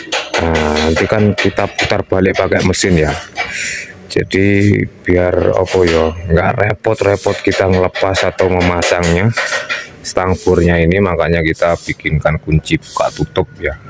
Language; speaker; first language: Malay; non-native, local second language; Javanese